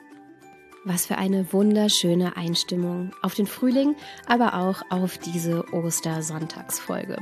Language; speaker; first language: German; native; German